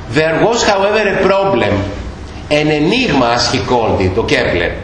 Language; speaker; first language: English; non-native, fluent; Greek